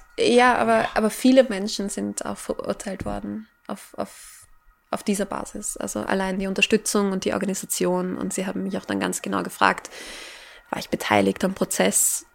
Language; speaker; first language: German; native; German